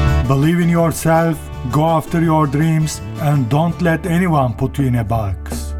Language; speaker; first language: English; non-native, fluent; Turkish